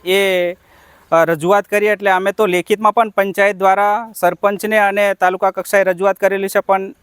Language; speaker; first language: Gujarati; native; Gujarati